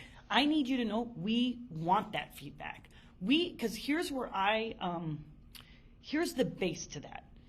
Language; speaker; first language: English; native; English